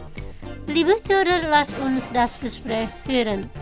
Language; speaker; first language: German; non-native, fluent; Indonesian